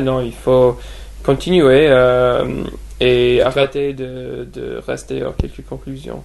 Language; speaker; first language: French; non-native, fluent; English